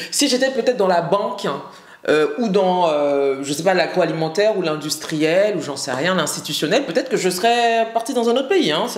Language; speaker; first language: French; native; French